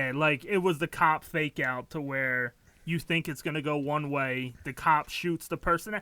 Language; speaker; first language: English; native; English